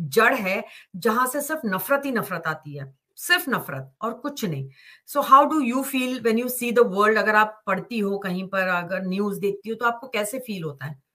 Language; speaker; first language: Hindi; native; Hindi